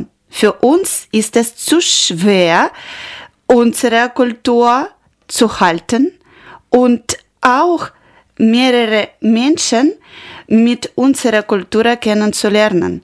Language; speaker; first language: German; non-native, learner; Ukrainian